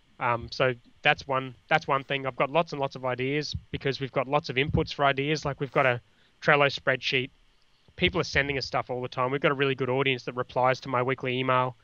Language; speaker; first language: English; native; English